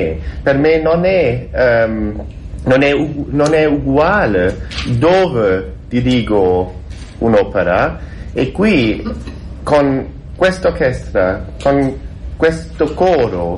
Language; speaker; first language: Italian; non-native, learner; German